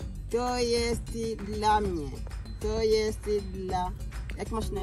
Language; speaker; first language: Polish; non-native, learner; Swahili